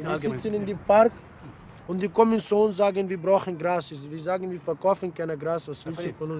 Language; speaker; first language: German; non-native, learner; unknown